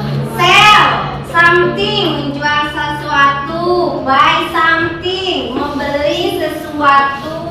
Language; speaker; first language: English; non-native, learner; Indonesian